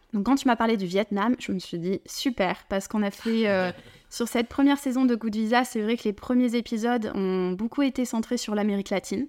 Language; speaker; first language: French; native; French